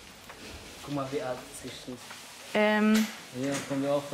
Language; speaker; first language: German; non-native, learner; Somali